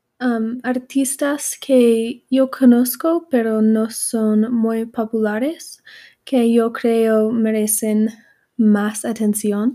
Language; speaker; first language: Spanish; non-native, learner; English